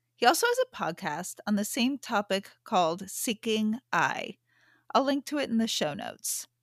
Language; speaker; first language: English; native; English